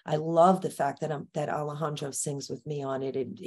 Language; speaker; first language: English; native; English